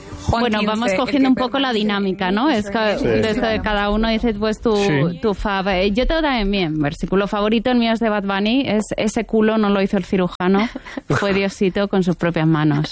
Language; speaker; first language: Spanish; native; Spanish